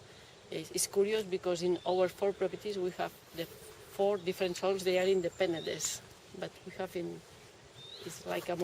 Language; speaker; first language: English; non-native, learner; Catalan